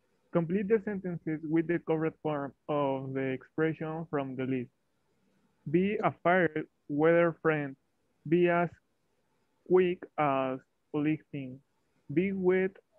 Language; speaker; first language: English; non-native, learner; Spanish